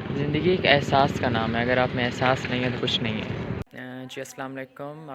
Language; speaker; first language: Urdu; non-native, local second language; Saraiki